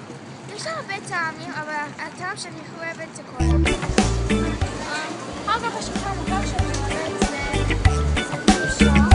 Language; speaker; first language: Hebrew; non-native, learner; English